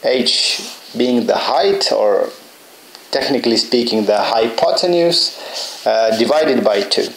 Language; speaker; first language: English; non-native, fluent; Lithuanian